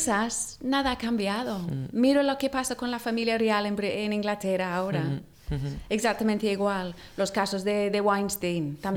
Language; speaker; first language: Spanish; non-native, learner; English